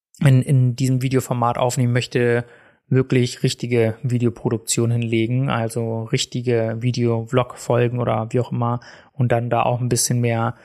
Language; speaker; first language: German; native; German